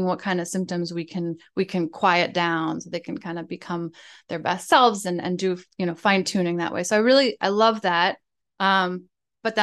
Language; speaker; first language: English; native; English